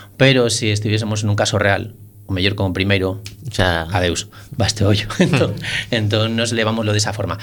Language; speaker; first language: Galician; non-native, local second language; Spanish